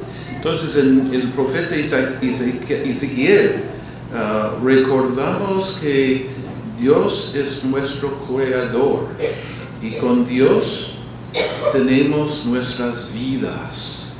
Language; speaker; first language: Spanish; non-native, fluent; English